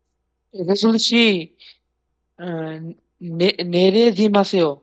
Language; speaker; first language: Korean; non-native, learner; Bangla